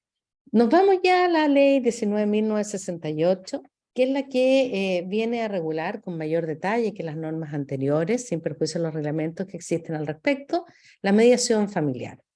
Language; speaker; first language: Spanish; native; Spanish